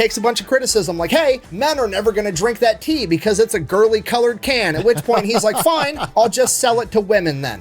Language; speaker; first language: English; native; English